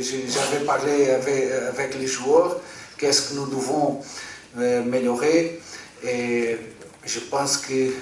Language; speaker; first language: French; non-native, fluent; Portuguese